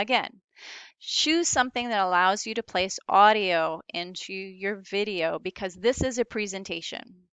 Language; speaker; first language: English; native; English